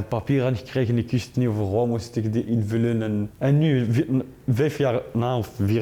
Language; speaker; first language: Dutch; non-native, fluent; Arabic